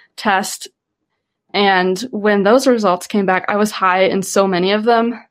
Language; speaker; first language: English; native; English